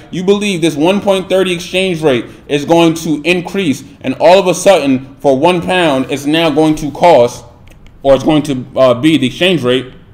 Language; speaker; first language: English; native; English